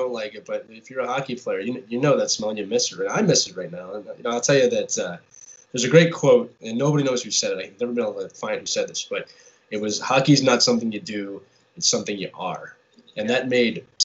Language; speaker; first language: English; native; English